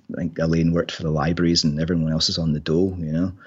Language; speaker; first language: English; native; English